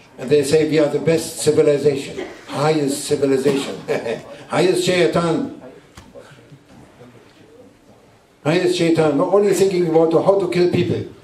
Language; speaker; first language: English; non-native, fluent; German